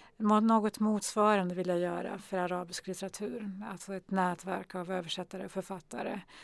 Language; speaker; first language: Swedish; early bilingual, other home language; Arabic